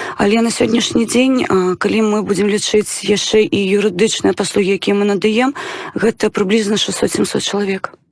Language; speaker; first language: Belarusian; non-native, local second language; Russian